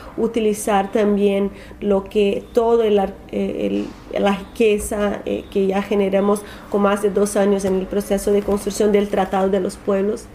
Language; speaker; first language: Spanish; non-native, fluent; Portuguese